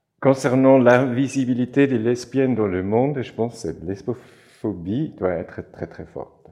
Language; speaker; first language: French; non-native, local second language; German